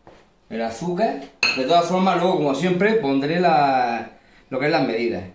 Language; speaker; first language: Spanish; native; Spanish